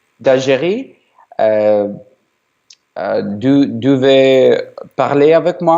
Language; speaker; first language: French; non-native, learner; Ukrainian